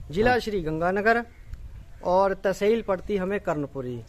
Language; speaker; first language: Hindi; native; Hindi